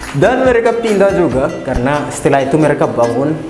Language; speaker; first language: Malay; non-native, fluent; Malagasy